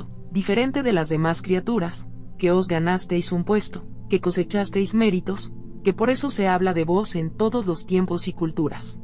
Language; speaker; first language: Spanish; native; Spanish